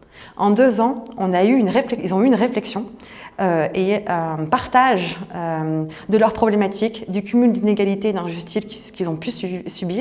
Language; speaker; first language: French; native; French